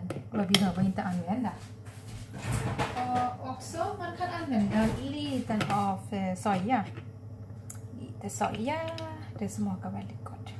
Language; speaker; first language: Swedish; non-native, learner; Thai